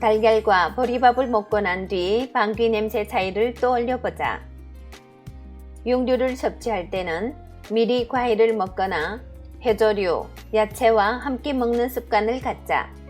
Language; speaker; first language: Korean; native; Korean